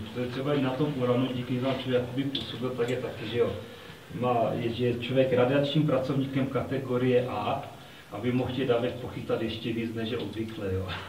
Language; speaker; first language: Czech; native; Czech